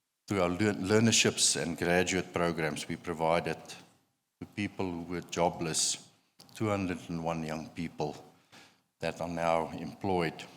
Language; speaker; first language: English; non-native, local second language; Afrikaans